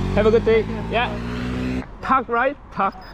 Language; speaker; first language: English; non-native, learner; Korean